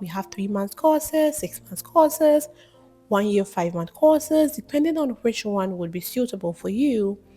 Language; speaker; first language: English; non-native, local second language; Akan